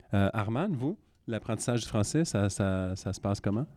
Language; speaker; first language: French; native; French